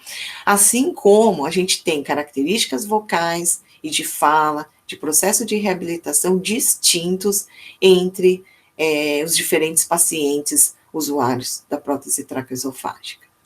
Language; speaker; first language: Portuguese; native; Portuguese